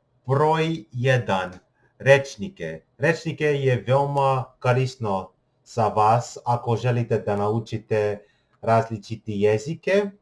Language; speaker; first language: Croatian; non-native, learner; English